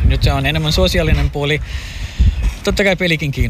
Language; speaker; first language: Finnish; non-native, fluent; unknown